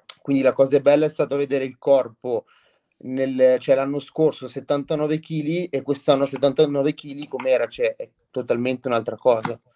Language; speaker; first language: Italian; native; Italian